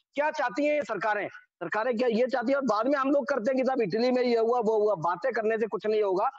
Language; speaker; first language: Hindi; native; Hindi